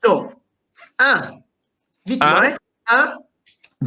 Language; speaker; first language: French; non-native, fluent; English